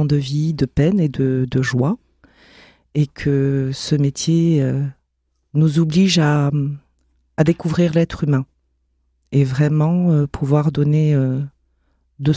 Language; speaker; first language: French; non-native, local second language; Somali